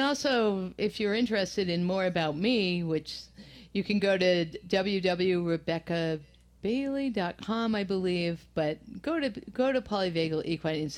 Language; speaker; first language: English; native; English